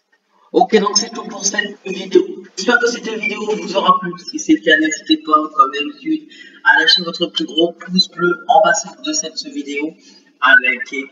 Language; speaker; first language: French; native; French